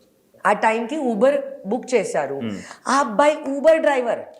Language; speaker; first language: Telugu; non-native, learner; Hindi